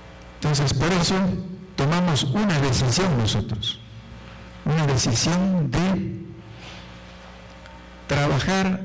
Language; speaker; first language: Spanish; non-native, local second language; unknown